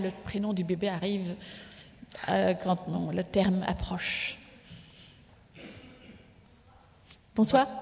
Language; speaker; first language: French; native; French